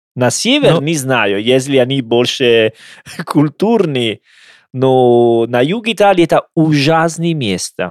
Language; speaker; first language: Russian; non-native, learner; Italian